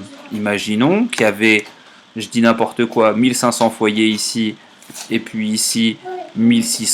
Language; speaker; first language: French; native; French